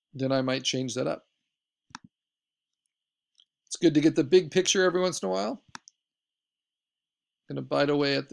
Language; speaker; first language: English; native; English